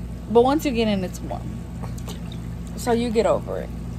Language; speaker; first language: English; early bilingual, other home language; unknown